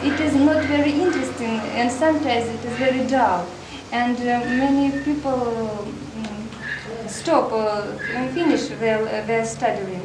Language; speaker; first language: English; non-native, learner; Russian